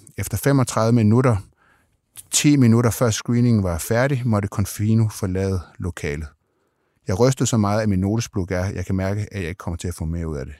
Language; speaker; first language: Danish; native; Danish